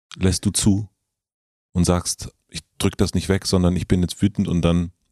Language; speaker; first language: German; native; German